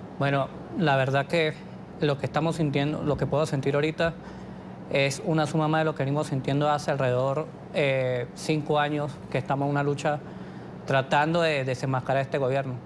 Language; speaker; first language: Spanish; native; Spanish